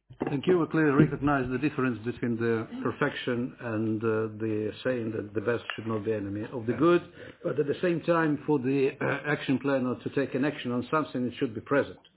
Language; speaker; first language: English; non-native, fluent; Ukrainian